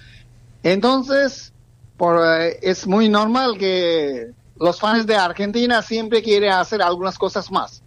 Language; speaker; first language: Spanish; non-native, learner; Bangla